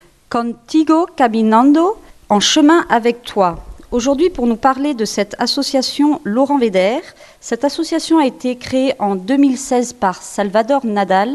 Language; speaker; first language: French; native; French